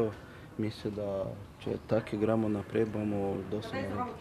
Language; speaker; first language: Slovenian; non-native, learner; Portuguese